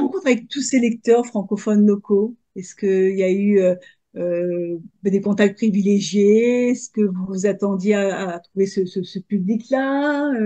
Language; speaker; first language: French; native; French